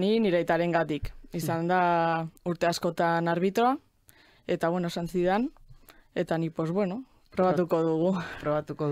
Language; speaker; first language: Basque; non-native, local second language; Spanish